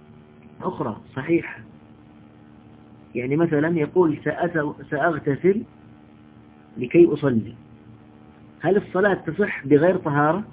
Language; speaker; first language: Arabic; native; Arabic